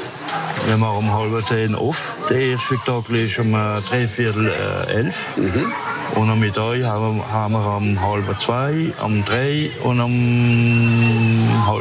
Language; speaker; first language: German; non-native, local second language; French